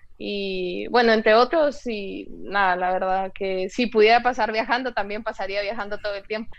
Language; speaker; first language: Spanish; native; Spanish